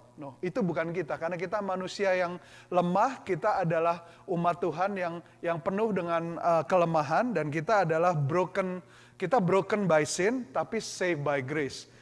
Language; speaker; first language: Indonesian; native; Indonesian